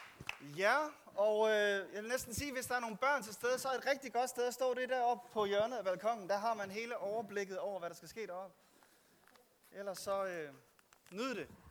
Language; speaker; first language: Danish; native; Danish